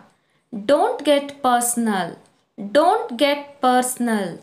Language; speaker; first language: English; non-native, local second language; Kannada